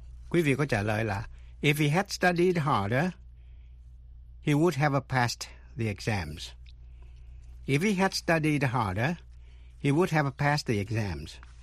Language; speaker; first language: English; non-native, fluent; Vietnamese